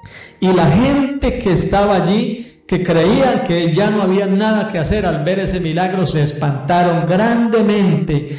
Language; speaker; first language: Spanish; native; Spanish